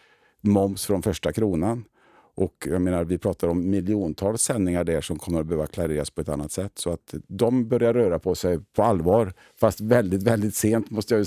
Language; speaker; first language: Swedish; native; Swedish